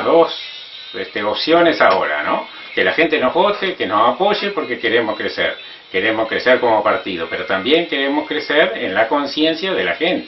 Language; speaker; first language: Spanish; native; Spanish